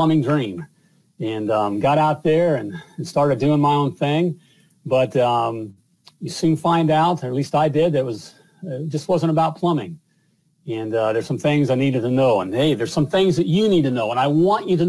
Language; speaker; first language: English; native; English